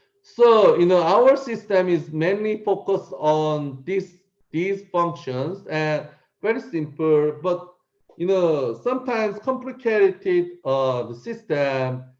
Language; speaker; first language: English; non-native, learner; Korean